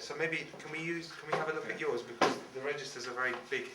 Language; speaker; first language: English; native; English